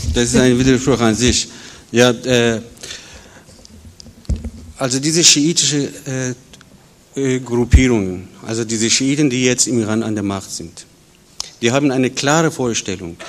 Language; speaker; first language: German; non-native, fluent; Persian